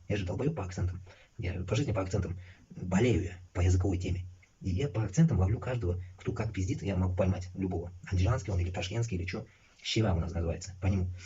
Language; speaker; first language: Russian; non-native, local second language; Uzbek